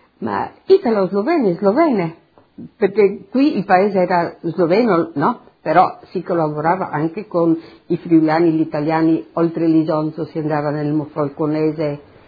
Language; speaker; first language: Italian; non-native, local second language; Slovenian